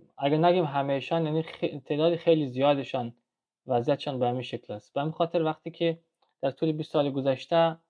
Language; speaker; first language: Persian; native; Persian